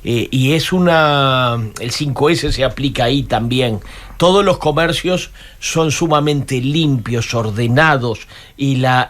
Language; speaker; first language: Spanish; native; Spanish